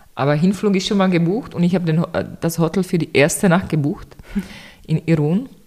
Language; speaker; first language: German; non-native, fluent; Czech